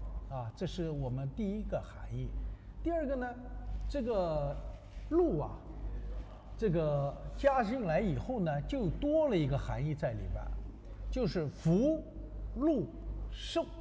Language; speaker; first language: Chinese; native; Chinese